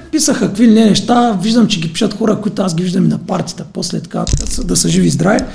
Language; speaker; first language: Bulgarian; native; Bulgarian